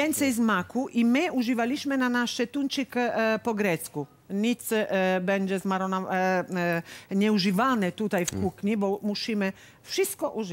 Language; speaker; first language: Polish; non-native, learner; Italian